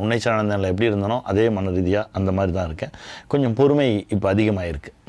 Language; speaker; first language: Tamil; native; Tamil